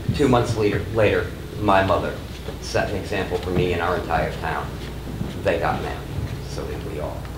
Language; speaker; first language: English; native; English